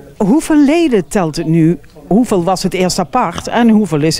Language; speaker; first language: Dutch; native; Dutch